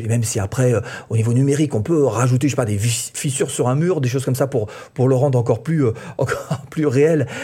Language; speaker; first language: French; native; French